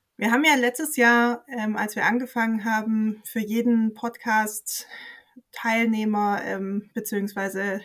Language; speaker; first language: German; native; German